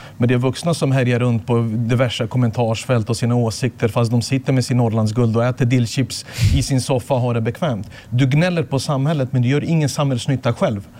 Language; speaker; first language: Swedish; early bilingual, other home language; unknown